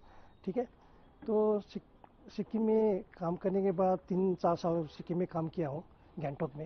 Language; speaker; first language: Hindi; non-native, local second language; Nepali